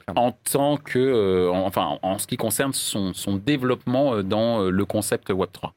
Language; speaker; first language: French; native; French